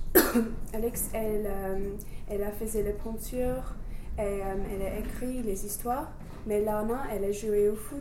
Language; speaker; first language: French; non-native, learner; English